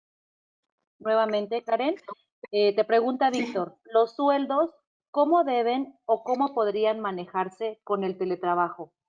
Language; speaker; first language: Spanish; native; Spanish